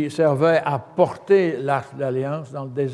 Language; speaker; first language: French; native; French